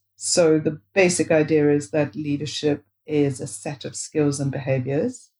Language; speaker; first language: English; non-native, local second language; Bangla